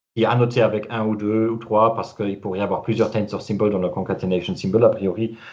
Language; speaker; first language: French; non-native, fluent; German